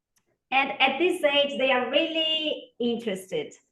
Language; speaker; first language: English; non-native, fluent; Portuguese